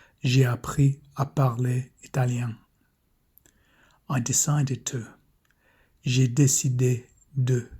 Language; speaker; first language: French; non-native, fluent; English